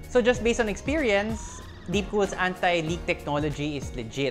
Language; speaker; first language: English; non-native, local second language; Filipino